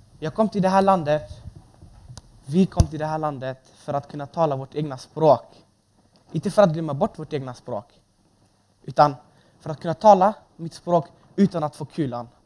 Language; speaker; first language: Swedish; early bilingual, other home language; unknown